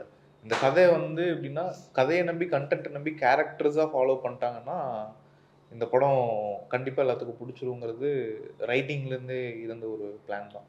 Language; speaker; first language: Tamil; native; Tamil